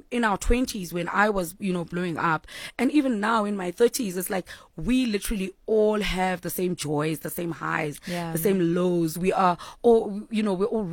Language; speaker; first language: English; non-native, local second language; Xhosa